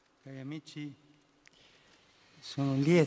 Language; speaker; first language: Italian; non-native, fluent; Spanish